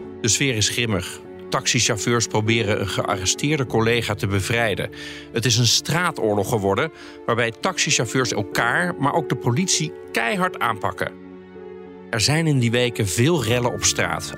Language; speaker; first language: Dutch; native; Dutch